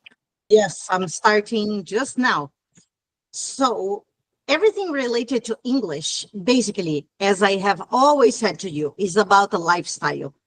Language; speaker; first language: English; non-native, fluent; Portuguese